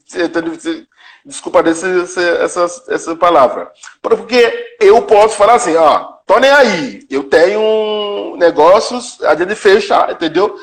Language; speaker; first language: Portuguese; non-native, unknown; Yoruba